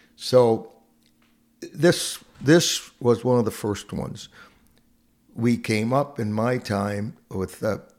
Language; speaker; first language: English; non-native, fluent; Hungarian